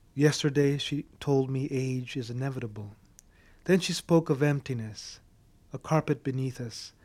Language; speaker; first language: English; early bilingual, other home language; Spanish